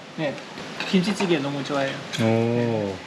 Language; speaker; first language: Korean; non-native, learner; Russian